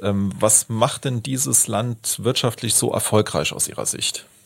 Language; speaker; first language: German; native; German